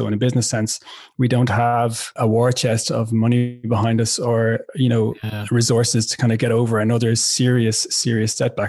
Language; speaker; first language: English; native; English